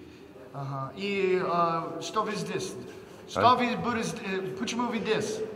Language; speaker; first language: Russian; non-native, learner; English